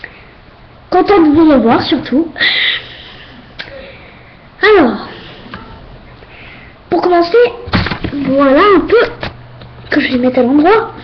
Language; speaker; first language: French; native; French